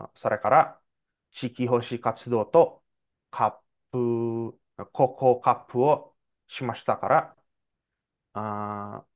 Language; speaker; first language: Japanese; non-native, fluent; Indonesian